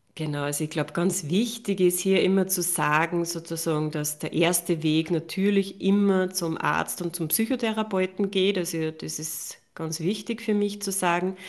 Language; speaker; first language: German; native; German